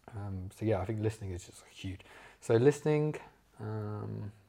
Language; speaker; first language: English; native; English